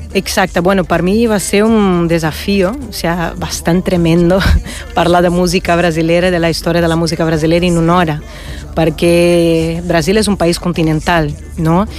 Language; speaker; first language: Catalan; non-native, fluent; Portuguese